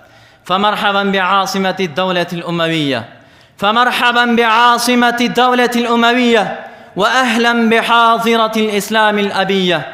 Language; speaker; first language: Arabic; non-native, fluent; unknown